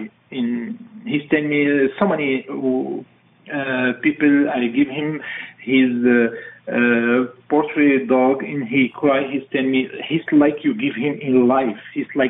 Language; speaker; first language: English; non-native, learner; French